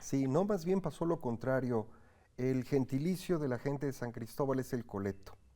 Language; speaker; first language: Spanish; native; Spanish